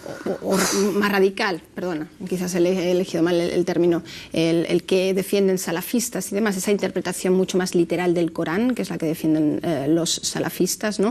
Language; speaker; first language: Spanish; native; Spanish